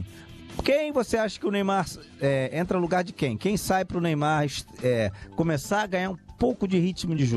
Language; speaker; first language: Portuguese; native; Portuguese